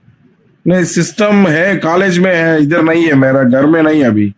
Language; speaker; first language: Hindi; non-native, local second language; Tamil